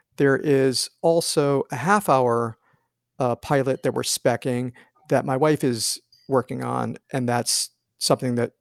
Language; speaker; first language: English; native; English